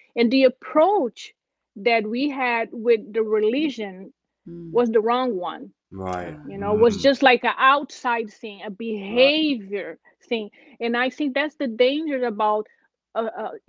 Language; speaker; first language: English; non-native, fluent; Portuguese